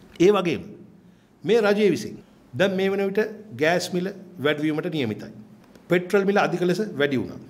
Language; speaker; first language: Sinhala; native; Sinhala